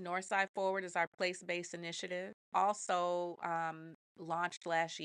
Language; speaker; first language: English; native; English